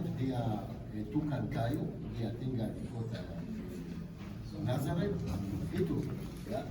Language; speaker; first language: Indonesian; non-native, fluent; Hebrew